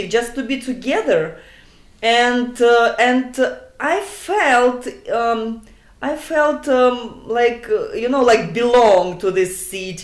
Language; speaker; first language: English; non-native, learner; Russian